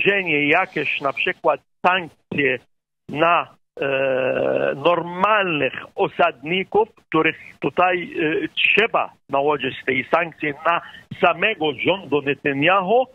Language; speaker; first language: Polish; non-native, fluent; Arabic